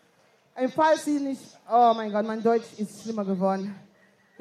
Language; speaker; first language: German; non-native, fluent; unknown